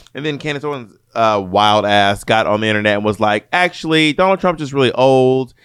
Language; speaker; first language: English; native; English